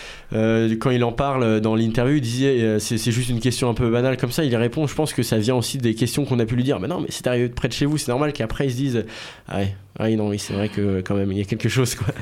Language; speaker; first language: French; native; French